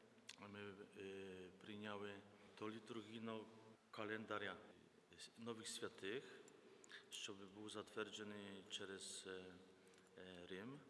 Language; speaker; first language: Ukrainian; non-native, fluent; Polish